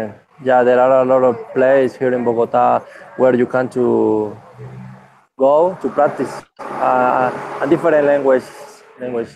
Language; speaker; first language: English; non-native, learner; Spanish